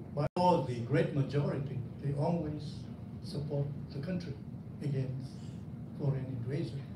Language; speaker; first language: English; non-native, fluent; Vietnamese